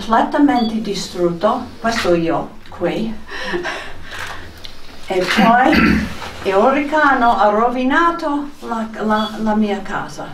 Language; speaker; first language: Italian; non-native, fluent; English